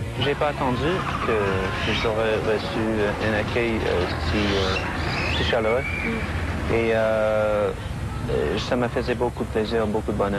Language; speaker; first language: French; non-native, fluent; English